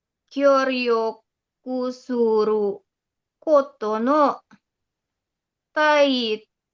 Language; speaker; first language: Japanese; non-native, learner; Indonesian